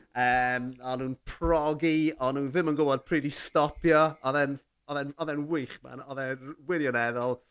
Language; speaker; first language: Welsh; native; Welsh